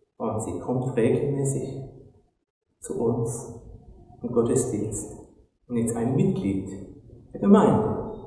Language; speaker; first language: German; non-native, fluent; Turkish